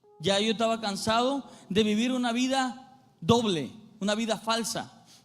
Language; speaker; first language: Spanish; native; Spanish